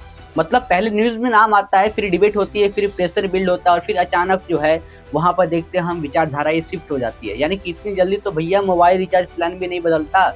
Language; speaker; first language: Hindi; native; Hindi